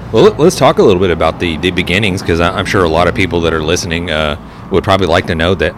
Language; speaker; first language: English; native; English